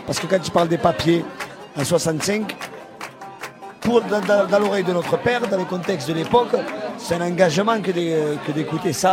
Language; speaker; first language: French; native; French